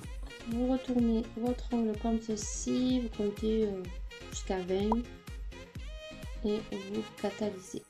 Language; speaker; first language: French; native; French